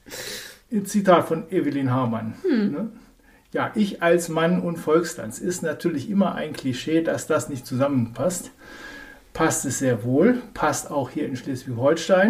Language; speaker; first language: German; native; German